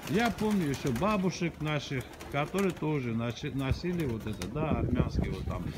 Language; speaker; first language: Russian; non-native, local second language; Armenian